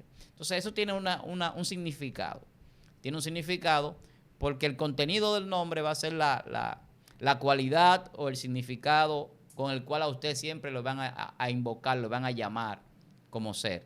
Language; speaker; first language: Spanish; native; Spanish